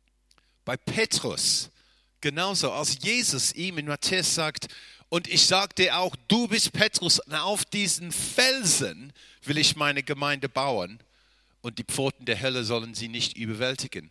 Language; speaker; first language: German; non-native, fluent; English